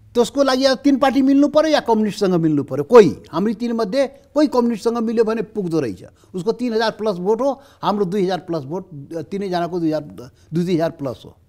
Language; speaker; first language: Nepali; non-native, local second language; Maithili